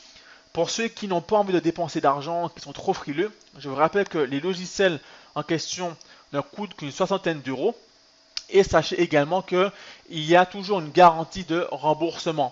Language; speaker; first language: French; native; French